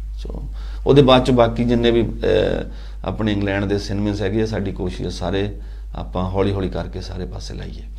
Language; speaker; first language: Punjabi; early bilingual, heritage; Punjabi